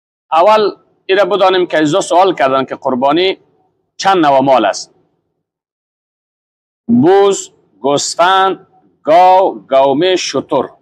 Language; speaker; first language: Persian; native; Persian